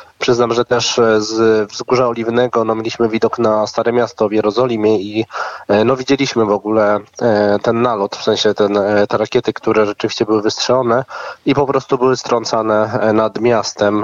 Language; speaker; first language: Polish; native; Polish